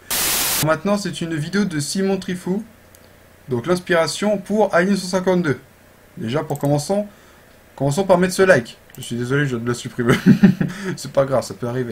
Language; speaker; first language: French; native; French